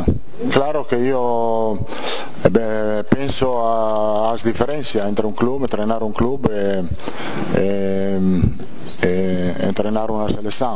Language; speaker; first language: Portuguese; non-native, fluent; Italian